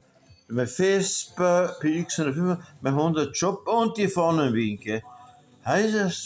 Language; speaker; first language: German; native; German